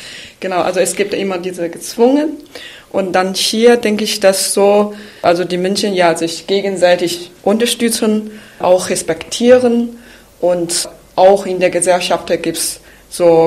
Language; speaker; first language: German; non-native, fluent; Chinese